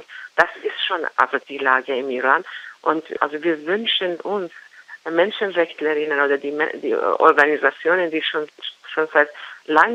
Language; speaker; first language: German; non-native, fluent; Persian